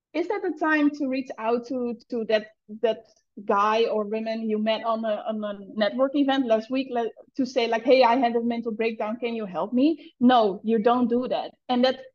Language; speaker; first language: English; non-native, fluent; Dutch